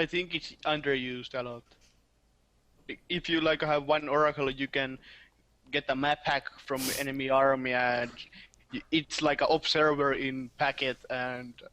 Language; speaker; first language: English; non-native, fluent; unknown